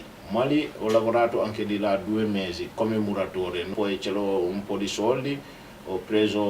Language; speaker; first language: Italian; non-native, learner; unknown